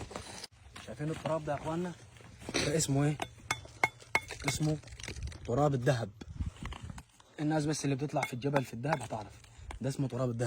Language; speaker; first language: Arabic; native; Arabic